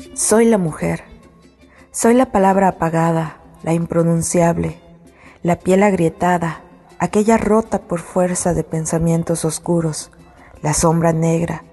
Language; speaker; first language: Spanish; native; Spanish